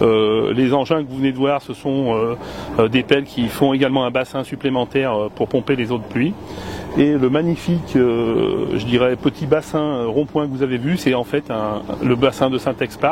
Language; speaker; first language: French; native; French